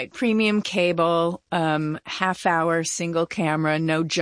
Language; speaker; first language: English; native; English